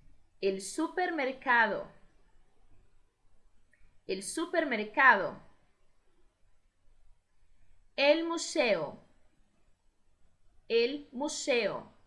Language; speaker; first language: Spanish; non-native, fluent; Portuguese